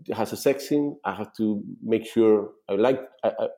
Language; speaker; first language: English; non-native, fluent; Spanish